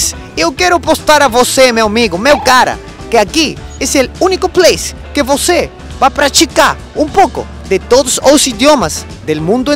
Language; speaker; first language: Spanish; native; Spanish